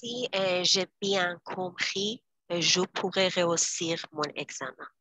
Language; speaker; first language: French; non-native, learner; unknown